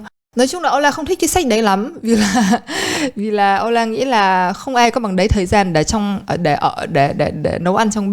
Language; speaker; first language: Vietnamese; early bilingual, heritage; Polish